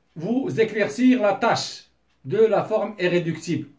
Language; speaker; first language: French; non-native, local second language; Arabic